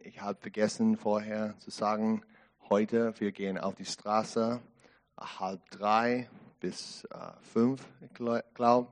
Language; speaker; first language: German; non-native, learner; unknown